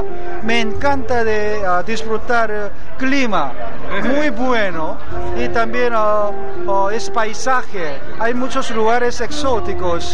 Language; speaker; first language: Spanish; non-native, fluent; Korean